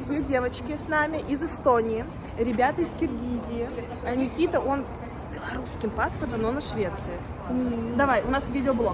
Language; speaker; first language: Russian; native; Russian